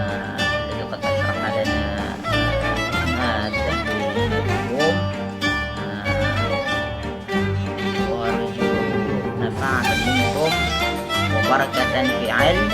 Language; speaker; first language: Arabic; non-native, learner; Indonesian